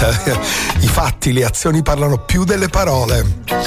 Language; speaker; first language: Italian; native; Italian